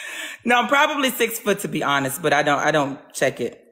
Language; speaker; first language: English; native; English